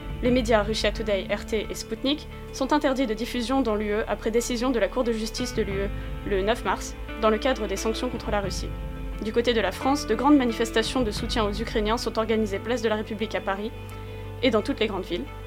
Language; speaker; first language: French; native; French